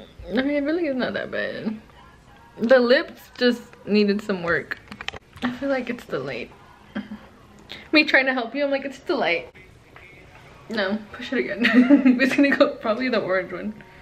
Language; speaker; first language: English; early bilingual, other home language; Spanish